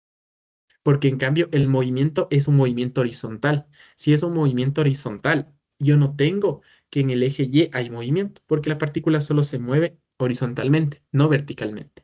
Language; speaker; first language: Spanish; native; Spanish